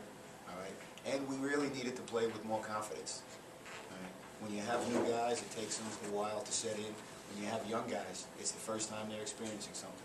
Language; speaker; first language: English; native; English